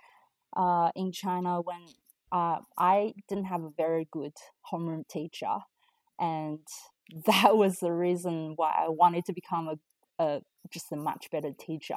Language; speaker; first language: English; non-native, fluent; Chinese